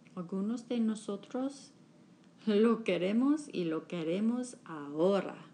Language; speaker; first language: Spanish; non-native, learner; English